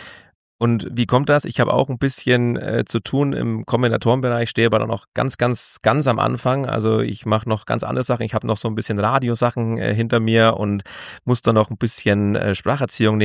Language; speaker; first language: German; native; German